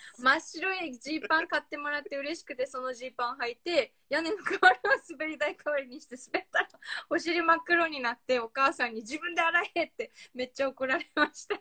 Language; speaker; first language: Japanese; native; Japanese